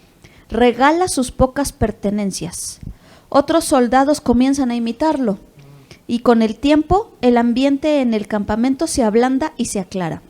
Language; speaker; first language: Spanish; native; Spanish